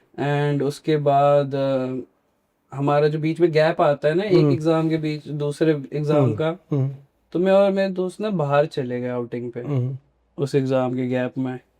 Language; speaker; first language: Hindi; native; Hindi